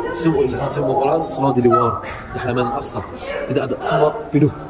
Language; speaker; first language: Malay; non-native, learner; Arabic